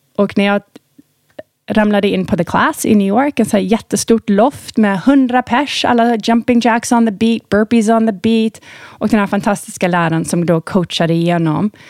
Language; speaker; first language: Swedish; early bilingual, heritage; Swedish